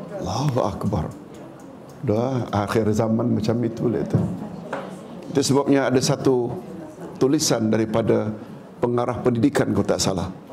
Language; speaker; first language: Malay; native; Malay